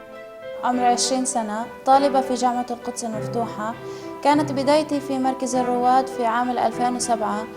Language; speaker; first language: Arabic; native; Arabic